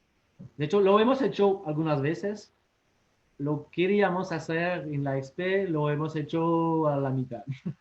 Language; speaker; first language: Spanish; non-native, fluent; French